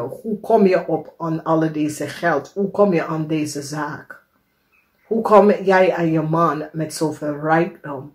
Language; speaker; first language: Dutch; non-native, learner; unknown